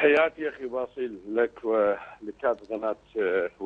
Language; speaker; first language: Arabic; native; Arabic